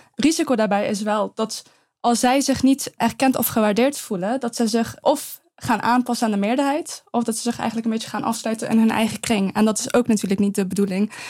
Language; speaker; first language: Dutch; early bilingual, other home language; Persian